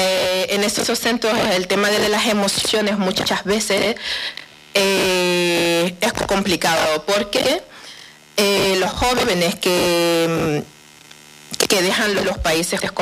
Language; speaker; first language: Spanish; non-native, fluent; Wolof